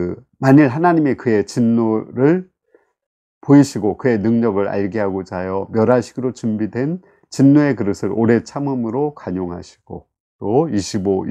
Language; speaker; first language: Korean; native; Korean